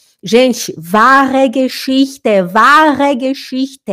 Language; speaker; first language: German; non-native, fluent; Portuguese